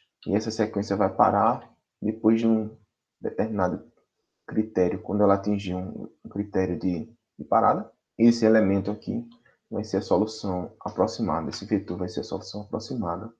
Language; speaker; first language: Portuguese; native; Portuguese